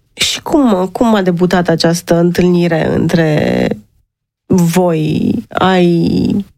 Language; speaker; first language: Romanian; native; Romanian